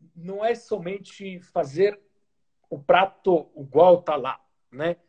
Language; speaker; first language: Portuguese; non-native, fluent; Italian